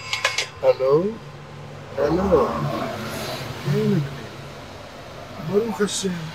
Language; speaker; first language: Hebrew; early bilingual, other home language; Arabic